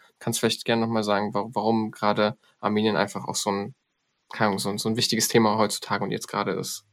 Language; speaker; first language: German; native; German